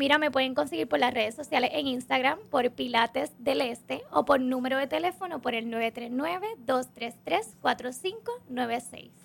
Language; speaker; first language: Spanish; native; Spanish